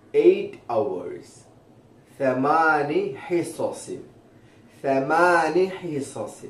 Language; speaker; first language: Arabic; non-native, fluent; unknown